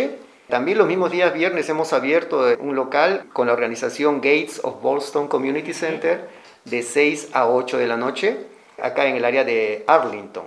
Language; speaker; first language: Spanish; native; Spanish